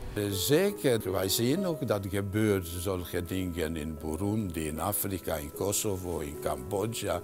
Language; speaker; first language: Dutch; non-native, fluent; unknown